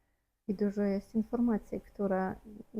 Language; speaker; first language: Polish; non-native, fluent; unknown